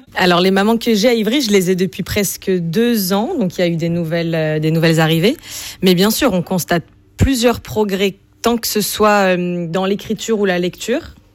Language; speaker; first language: French; native; French